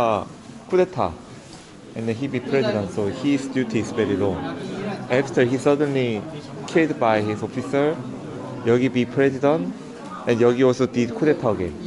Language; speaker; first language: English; non-native, learner; Korean